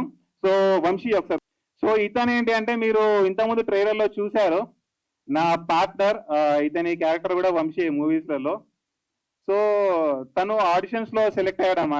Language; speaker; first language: Telugu; native; Telugu